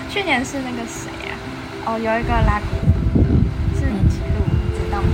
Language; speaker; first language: Chinese; native; Chinese